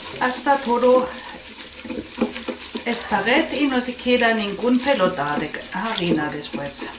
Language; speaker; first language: Spanish; non-native, fluent; Swedish